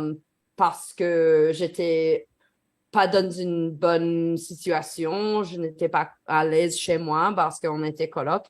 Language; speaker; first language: French; non-native, learner; English